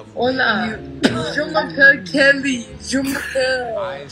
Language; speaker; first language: French; non-native, learner; English